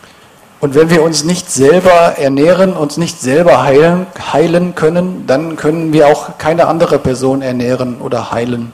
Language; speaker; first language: German; native; German